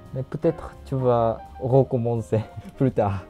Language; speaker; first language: French; non-native, fluent; Japanese